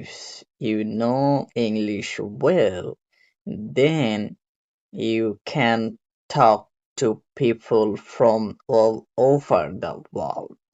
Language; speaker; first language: English; non-native, learner; Bangla